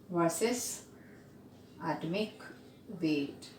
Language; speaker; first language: English; non-native, local second language; Hindi